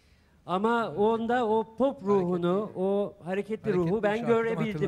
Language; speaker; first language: Turkish; native; Turkish